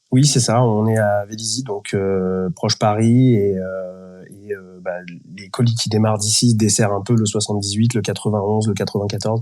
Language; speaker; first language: French; native; French